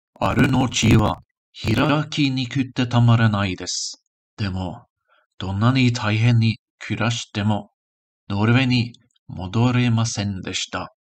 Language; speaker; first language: Japanese; non-native, learner; English